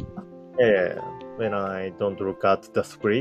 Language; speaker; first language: English; non-native, learner; Japanese